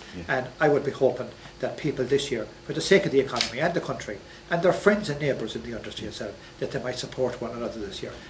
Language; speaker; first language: English; native; English